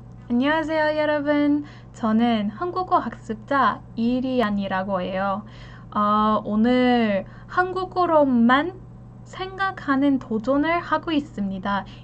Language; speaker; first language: Korean; non-native, learner; English